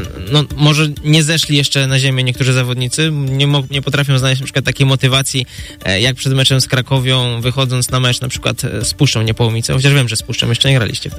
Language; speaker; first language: Polish; native; Polish